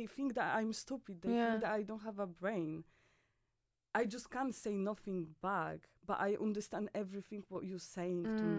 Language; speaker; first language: English; non-native, fluent; Polish